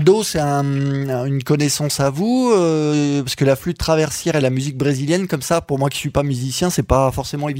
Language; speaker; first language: French; native; French